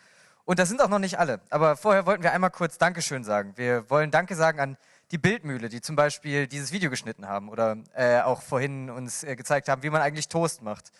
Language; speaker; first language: German; native; German